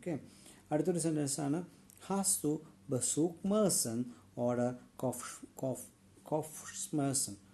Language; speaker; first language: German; non-native, learner; Malayalam